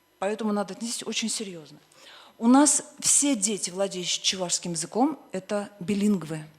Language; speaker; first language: Russian; native; Russian